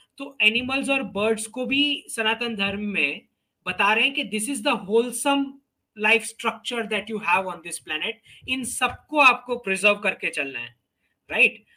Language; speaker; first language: Hindi; native; Hindi